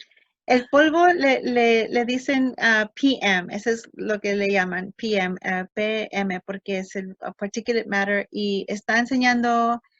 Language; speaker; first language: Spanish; early bilingual, heritage; English